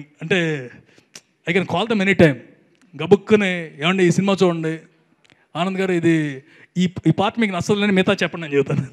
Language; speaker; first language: Telugu; native; Telugu